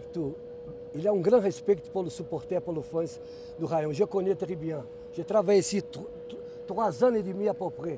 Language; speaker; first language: French; non-native, fluent; Portuguese